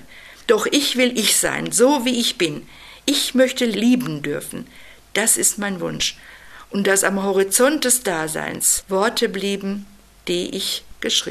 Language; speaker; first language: German; native; German